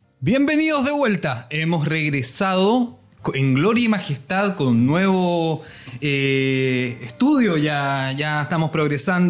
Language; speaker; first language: Spanish; native; Spanish